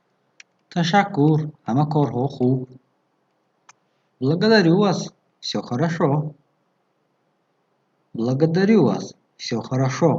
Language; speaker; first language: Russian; non-native, fluent; Tajik